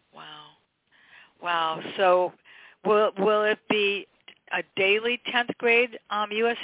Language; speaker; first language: English; native; English